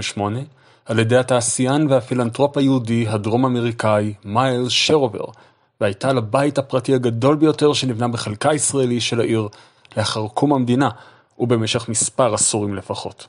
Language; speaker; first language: Hebrew; native; Hebrew